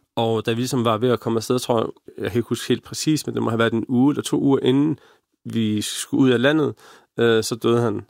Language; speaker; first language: Danish; early bilingual, other home language; Arabic